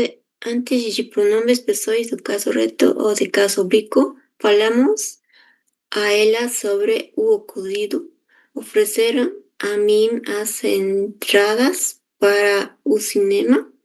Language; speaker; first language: Portuguese; non-native, learner; Spanish